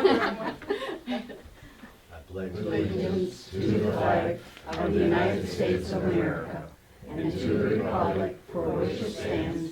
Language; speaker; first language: English; native; English